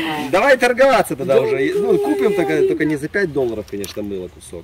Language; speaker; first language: Russian; native; Russian